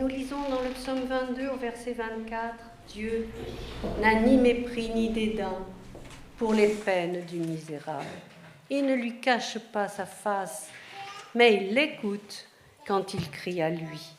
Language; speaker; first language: French; native; French